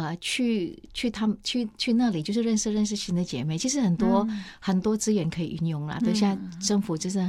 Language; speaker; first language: Chinese; non-native, fluent; Vietnamese